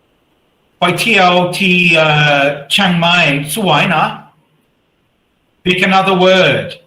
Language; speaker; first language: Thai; non-native, learner; English